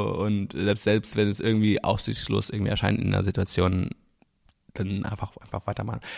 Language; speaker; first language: German; non-native, local second language; Luxembourgish